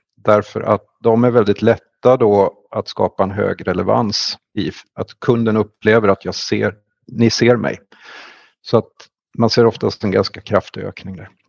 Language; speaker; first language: Swedish; native; Swedish